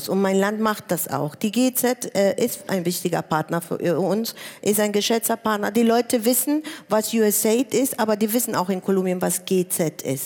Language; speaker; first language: German; non-native, fluent; Spanish